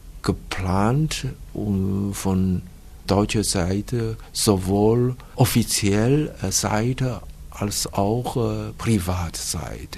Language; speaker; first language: German; non-native, fluent; Chinese